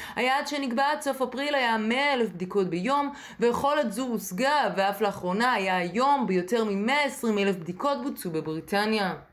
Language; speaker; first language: Hebrew; native; Hebrew